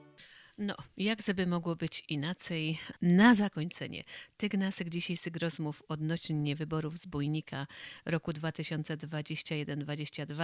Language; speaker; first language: Polish; native; Polish